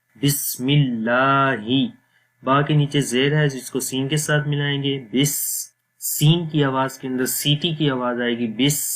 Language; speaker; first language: Urdu; non-native, local second language; Punjabi